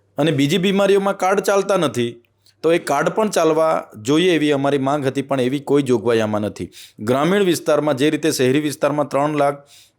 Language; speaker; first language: Gujarati; non-native, local second language; Vasavi